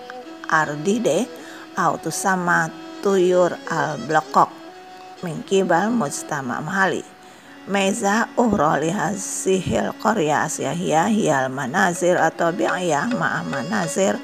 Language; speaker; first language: Arabic; non-native, fluent; Indonesian